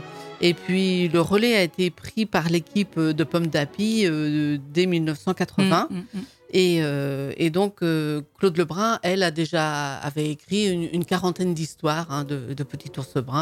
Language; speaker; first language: French; native; French